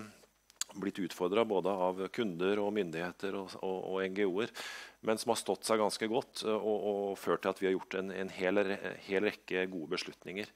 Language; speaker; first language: Norwegian; native; Norwegian